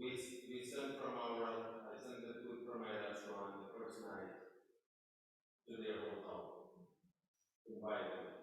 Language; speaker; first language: English; non-native, local second language; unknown